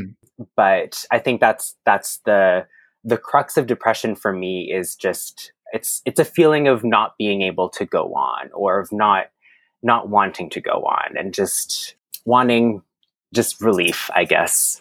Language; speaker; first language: English; non-native, fluent; French